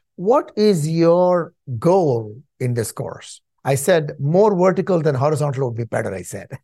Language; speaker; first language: English; non-native, local second language; Tamil